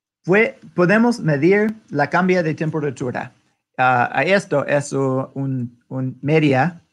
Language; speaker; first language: Spanish; non-native, learner; English